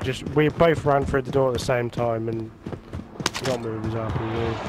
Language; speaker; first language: English; native; English